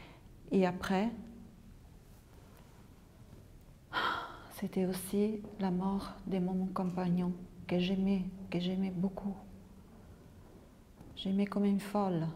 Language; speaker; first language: French; non-native, local second language; Arabic